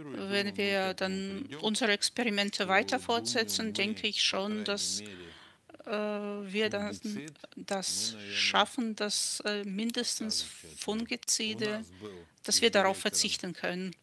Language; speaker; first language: German; non-native, fluent; Russian